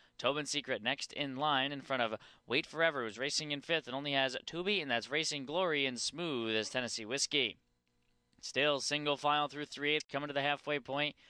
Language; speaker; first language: English; native; English